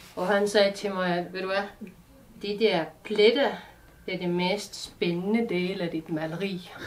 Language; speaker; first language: Danish; non-native, fluent; Estonian